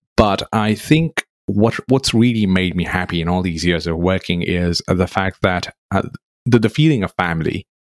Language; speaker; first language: English; non-native, local second language; Nepali